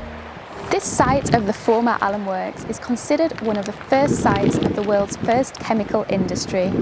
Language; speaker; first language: English; native; English